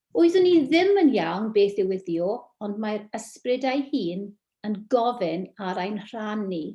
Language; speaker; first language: Welsh; non-native, local second language; English